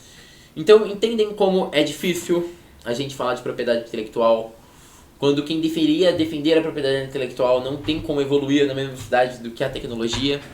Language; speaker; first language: Portuguese; native; Portuguese